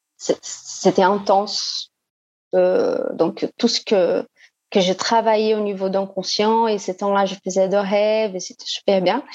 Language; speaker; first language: French; non-native, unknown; Portuguese